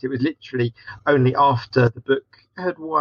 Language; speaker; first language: English; native; English